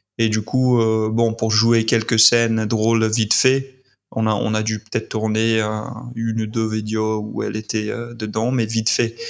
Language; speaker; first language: French; non-native, fluent; English